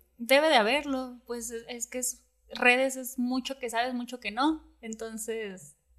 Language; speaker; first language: Spanish; native; Spanish